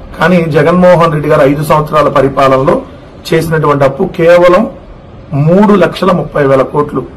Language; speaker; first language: Telugu; native; Telugu